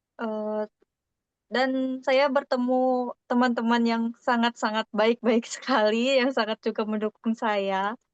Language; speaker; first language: Indonesian; native; Indonesian